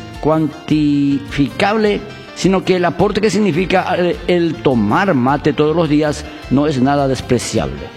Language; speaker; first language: Spanish; native; Spanish